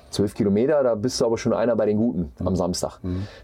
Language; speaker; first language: German; native; German